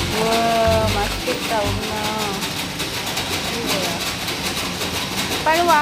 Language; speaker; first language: Korean; non-native, learner; Thai